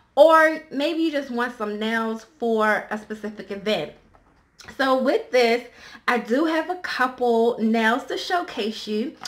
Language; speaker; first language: English; native; English